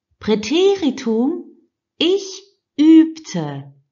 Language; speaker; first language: German; non-native, fluent; Turkish